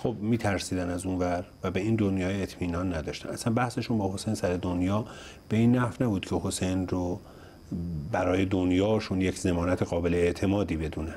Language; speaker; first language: Persian; native; Persian